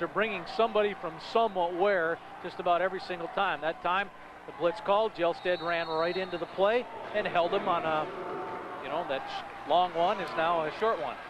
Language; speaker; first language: English; native; English